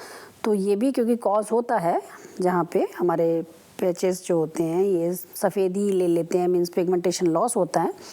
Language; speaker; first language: Hindi; native; Hindi